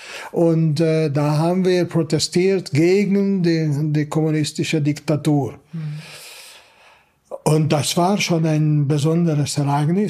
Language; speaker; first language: German; non-native, fluent; Hungarian